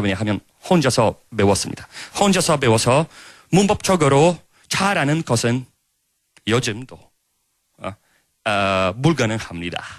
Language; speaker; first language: Korean; non-native, fluent; Italian